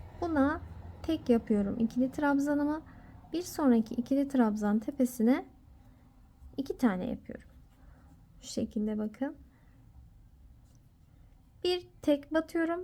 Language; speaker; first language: Turkish; native; Turkish